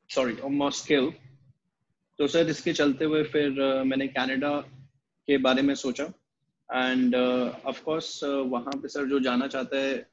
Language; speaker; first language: Hindi; native; Hindi